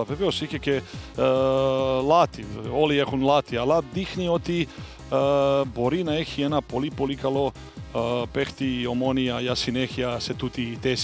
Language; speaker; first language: Greek; non-native, fluent; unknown